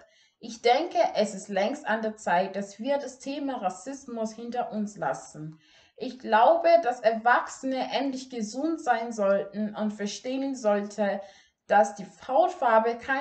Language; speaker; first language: German; non-native, fluent; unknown